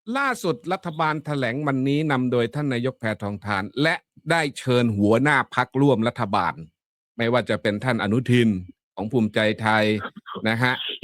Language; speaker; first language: Thai; native; Thai